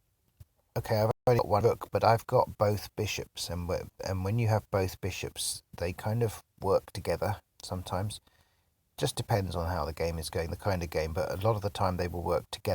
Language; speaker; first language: English; native; English